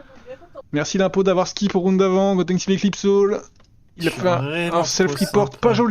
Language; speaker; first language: French; native; French